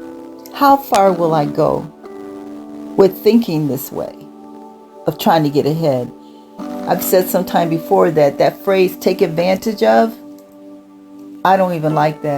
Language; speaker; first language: English; native; English